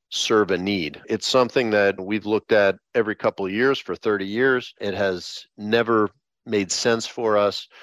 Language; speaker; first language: English; native; English